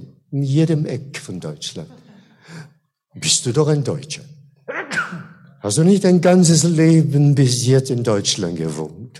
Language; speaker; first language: German; non-native, fluent; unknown